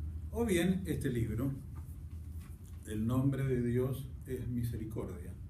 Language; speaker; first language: Spanish; native; Spanish